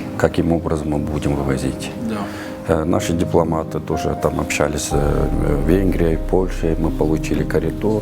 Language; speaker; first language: Russian; non-native, local second language; Kyrgyz